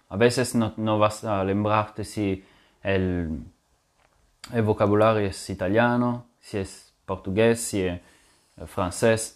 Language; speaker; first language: Spanish; non-native, fluent; French